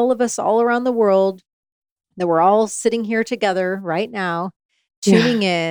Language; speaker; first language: English; native; English